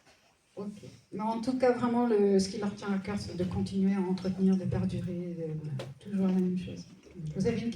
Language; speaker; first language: French; native; French